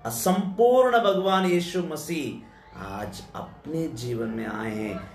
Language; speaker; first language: Hindi; non-native, local second language; Telugu